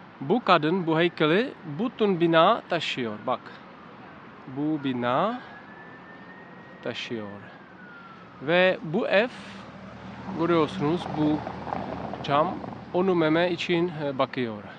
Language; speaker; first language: Turkish; non-native, learner; Czech